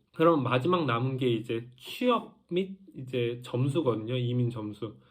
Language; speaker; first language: Korean; native; Korean